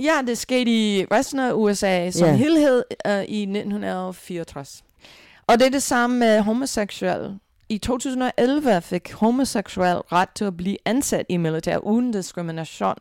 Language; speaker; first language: Danish; non-native, fluent; English